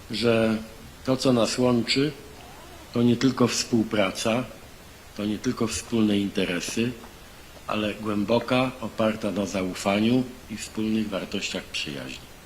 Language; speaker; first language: Polish; native; Polish